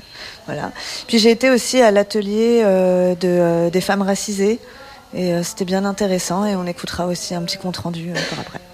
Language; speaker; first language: French; native; French